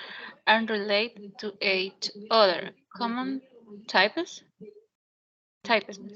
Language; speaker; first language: English; non-native, learner; Spanish